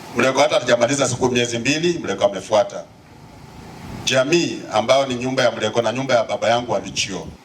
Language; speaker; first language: Swahili; non-native, local second language; Luyia